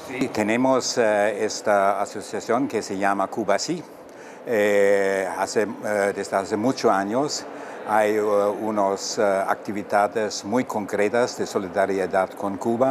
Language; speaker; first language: Spanish; non-native, fluent; German